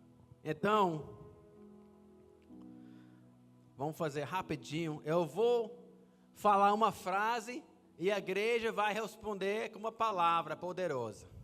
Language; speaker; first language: Portuguese; non-native, fluent; English